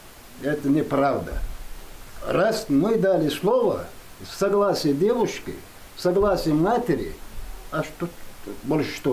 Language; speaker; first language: Russian; non-native, local second language; Chechen